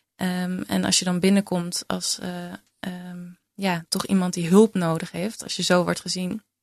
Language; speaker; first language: Dutch; native; Dutch